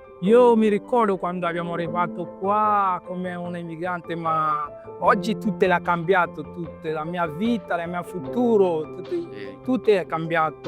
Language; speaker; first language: Italian; non-native, learner; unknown